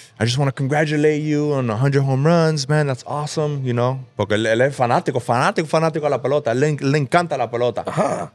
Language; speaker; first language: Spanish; early bilingual, heritage; Spanish